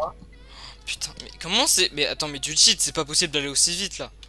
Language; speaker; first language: French; native; French